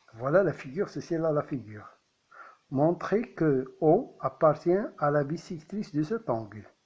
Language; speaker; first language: French; non-native, local second language; Arabic